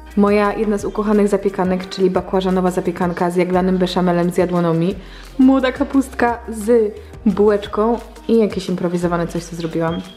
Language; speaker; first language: Polish; native; Polish